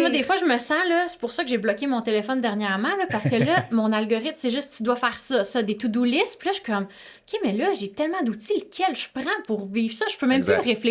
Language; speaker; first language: French; native; French